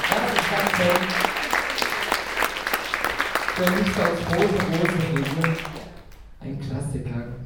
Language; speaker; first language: German; native; German